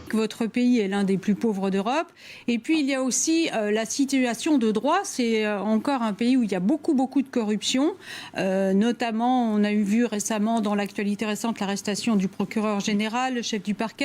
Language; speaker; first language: French; native; French